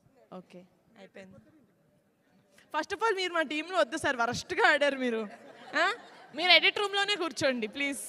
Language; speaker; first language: Telugu; native; Telugu